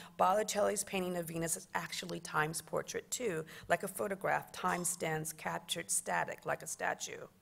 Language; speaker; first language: English; native; English